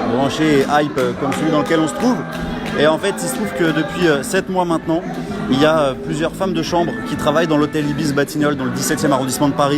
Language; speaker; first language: French; native; French